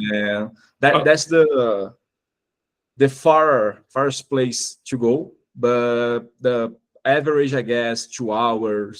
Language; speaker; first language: English; non-native, fluent; Portuguese